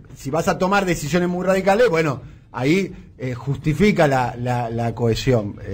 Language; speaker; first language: Spanish; native; Spanish